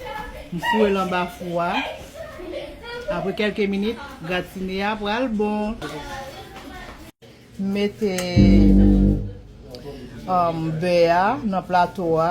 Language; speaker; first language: French; non-native, local second language; Haitian Creole